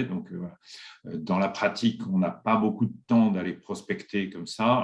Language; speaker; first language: French; native; French